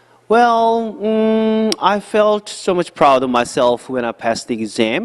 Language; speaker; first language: English; non-native, fluent; Korean